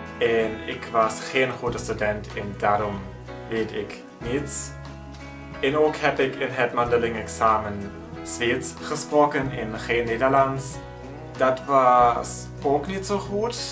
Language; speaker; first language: Dutch; non-native, learner; German